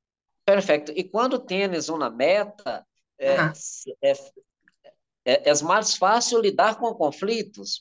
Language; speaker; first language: Spanish; non-native, learner; Portuguese